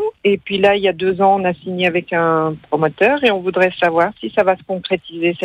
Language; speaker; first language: French; native; French